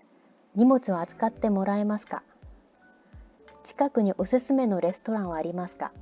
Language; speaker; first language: Japanese; non-native, fluent; Korean